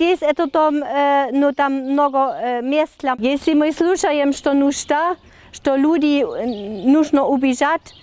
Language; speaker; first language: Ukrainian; non-native, learner; German